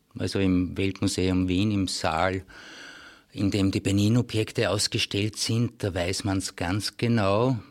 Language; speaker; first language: German; native; German